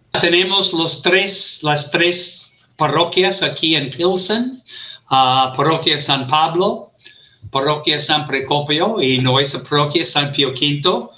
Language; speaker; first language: Spanish; non-native, fluent; English